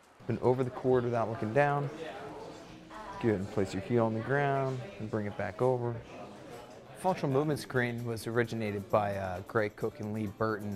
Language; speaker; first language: English; native; English